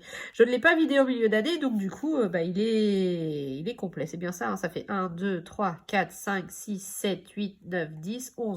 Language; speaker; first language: French; native; French